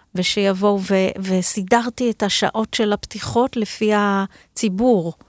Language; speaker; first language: Hebrew; native; Hebrew